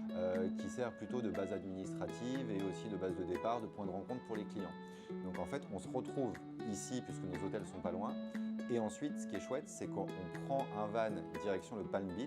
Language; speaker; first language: French; native; French